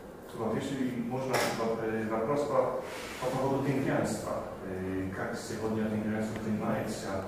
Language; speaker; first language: Russian; non-native, fluent; Polish